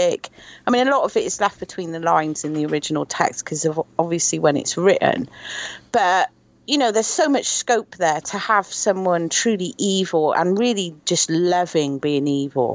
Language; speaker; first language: English; native; English